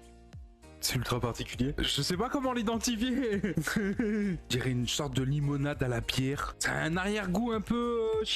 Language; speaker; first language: French; native; French